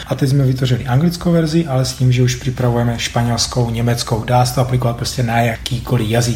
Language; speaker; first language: Czech; native; Czech